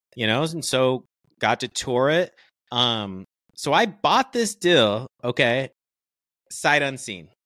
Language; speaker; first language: English; native; English